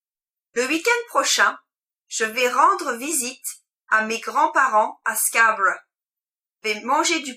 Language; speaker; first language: French; non-native, learner; English